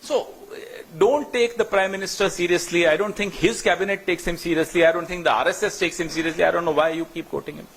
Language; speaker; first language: English; non-native, local second language; Hindi